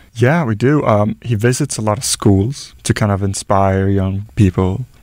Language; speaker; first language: English; non-native, fluent; Norwegian